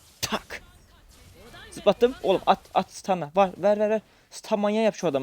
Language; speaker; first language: Turkish; native; Turkish